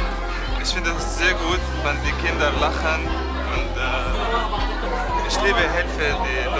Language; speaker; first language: German; non-native, learner; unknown